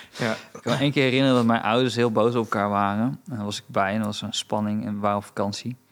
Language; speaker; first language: Dutch; early bilingual, other home language; Romanian